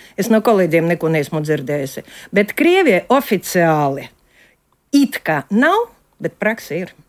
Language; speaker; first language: Latvian; native; Latvian